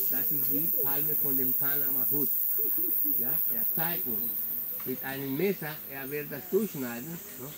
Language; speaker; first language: German; non-native, fluent; Spanish